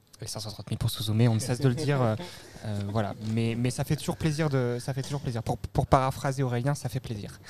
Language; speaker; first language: French; native; French